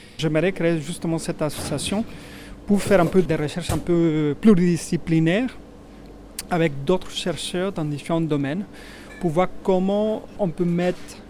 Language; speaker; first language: French; non-native, fluent; Spanish